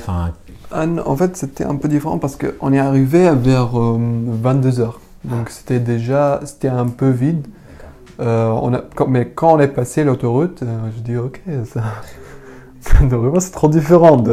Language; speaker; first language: French; non-native, learner; Arabic